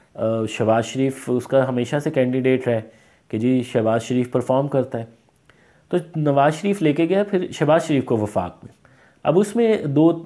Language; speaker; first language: Urdu; native; Urdu